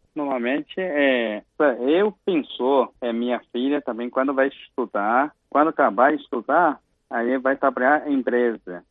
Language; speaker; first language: Portuguese; non-native, learner; Chinese